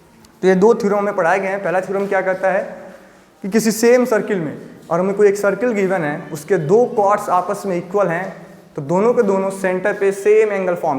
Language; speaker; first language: Hindi; native; Hindi